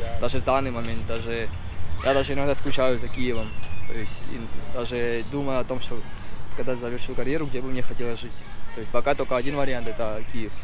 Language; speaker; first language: Russian; early bilingual, other home language; Georgian